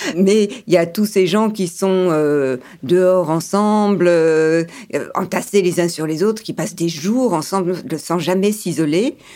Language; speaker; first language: French; early bilingual, other home language; English